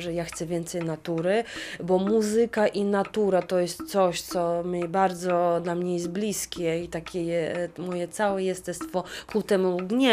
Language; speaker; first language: Polish; non-native, fluent; Russian